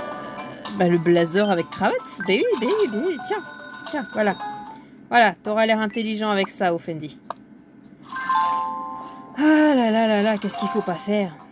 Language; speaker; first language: French; native; French